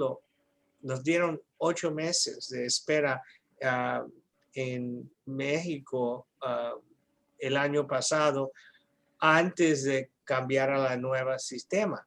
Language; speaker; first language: Spanish; early bilingual, heritage; English